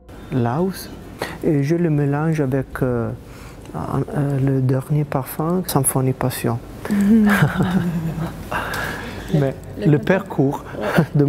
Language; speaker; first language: French; non-native, fluent; Italian